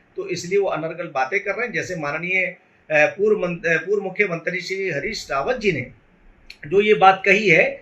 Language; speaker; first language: Hindi; native; Hindi